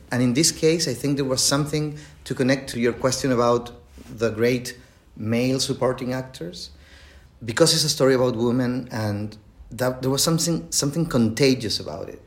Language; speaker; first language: English; non-native, fluent; Spanish